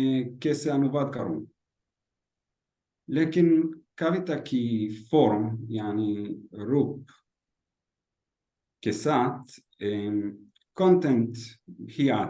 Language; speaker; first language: Hindi; non-native, learner; Hebrew